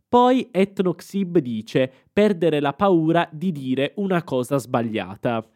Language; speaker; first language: Italian; native; Italian